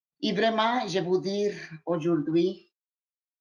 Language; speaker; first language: French; non-native, fluent; Spanish